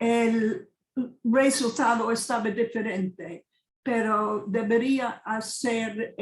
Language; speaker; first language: Spanish; non-native, fluent; English